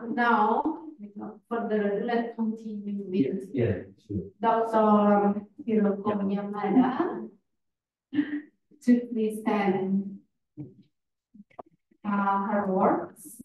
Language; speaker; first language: English; non-native, fluent; Indonesian